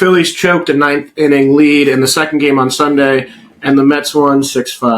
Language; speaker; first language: English; native; English